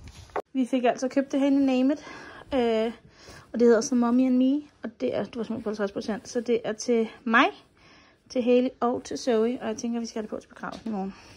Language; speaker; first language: Danish; native; Danish